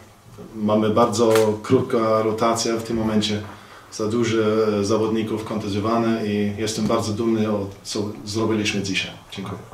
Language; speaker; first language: Polish; non-native, learner; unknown